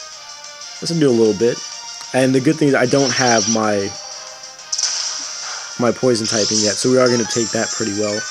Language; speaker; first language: English; native; English